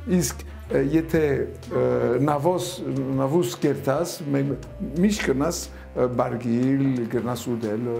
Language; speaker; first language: Armenian; early bilingual, heritage; Armenian